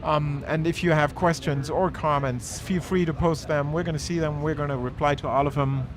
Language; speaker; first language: English; non-native, fluent; German